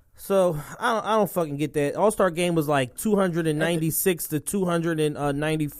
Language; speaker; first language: English; native; English